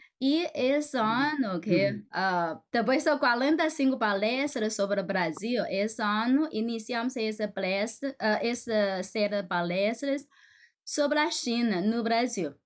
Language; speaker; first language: Portuguese; non-native, fluent; Chinese